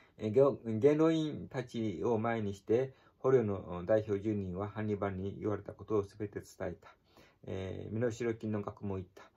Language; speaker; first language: Japanese; native; Japanese